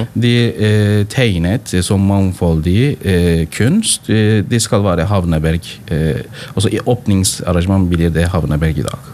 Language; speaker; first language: Norwegian; non-native, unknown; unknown